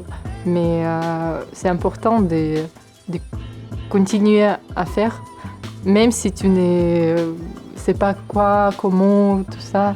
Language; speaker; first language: French; non-native, fluent; Ukrainian